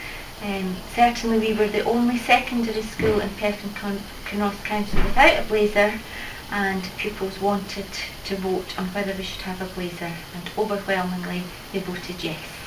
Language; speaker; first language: English; native; English